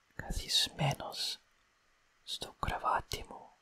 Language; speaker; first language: Greek; non-native, learner; English